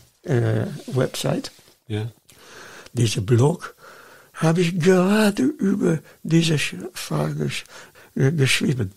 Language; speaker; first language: German; non-native, fluent; Dutch